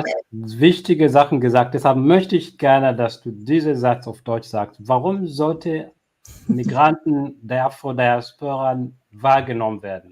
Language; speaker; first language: German; non-native, learner; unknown